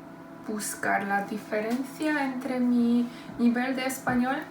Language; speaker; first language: Spanish; non-native, learner; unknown